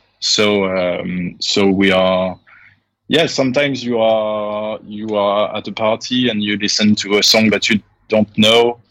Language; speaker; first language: English; non-native, fluent; French